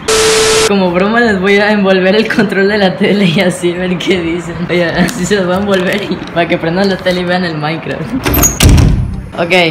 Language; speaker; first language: Spanish; native; Spanish